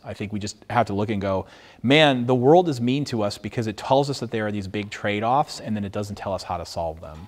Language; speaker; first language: English; native; English